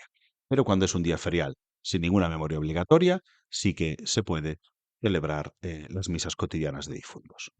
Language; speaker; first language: Spanish; native; Spanish